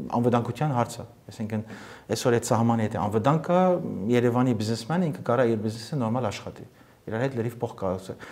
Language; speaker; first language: Armenian; early bilingual, heritage; Armenian